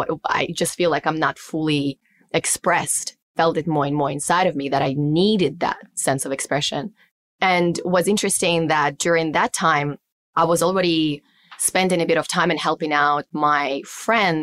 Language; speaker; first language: English; non-native, fluent; Russian